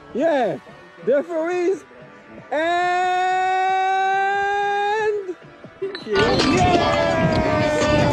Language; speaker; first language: English; non-native, fluent; Hebrew